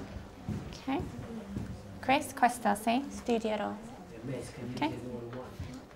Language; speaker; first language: Italian; non-native, fluent; English